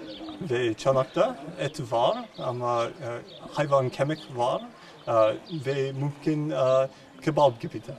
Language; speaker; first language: Turkish; non-native, learner; English